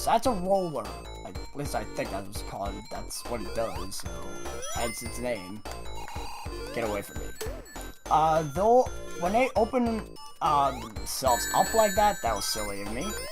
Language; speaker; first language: English; native; English